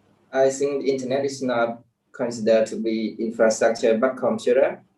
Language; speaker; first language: English; non-native, learner; Khmer